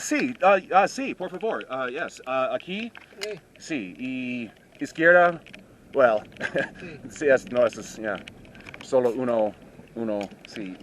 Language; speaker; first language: Spanish; non-native, learner; English